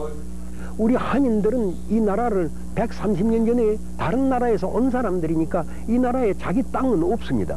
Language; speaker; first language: Korean; early bilingual, heritage; Korean